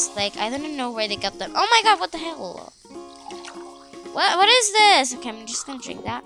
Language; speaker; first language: English; native; English